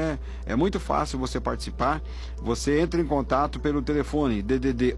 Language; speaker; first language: Portuguese; native; Portuguese